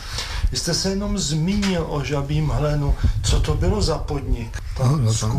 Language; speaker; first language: Czech; native; Czech